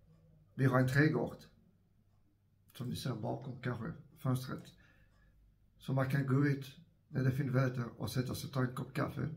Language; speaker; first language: Swedish; non-native, fluent; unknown